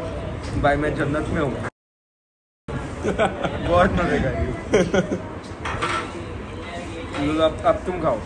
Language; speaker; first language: Hindi; non-native, learner; Bangla